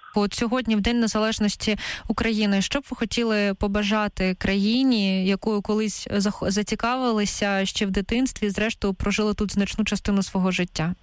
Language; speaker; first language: Ukrainian; native; Ukrainian